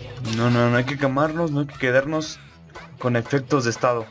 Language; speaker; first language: Spanish; native; Spanish